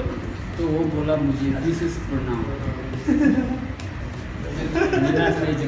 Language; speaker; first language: Hindi; non-native, local second language; Tibetan